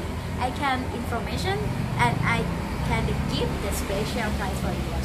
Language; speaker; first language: English; non-native, learner; Thai